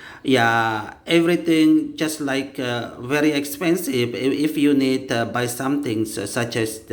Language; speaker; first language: English; non-native, learner; Indonesian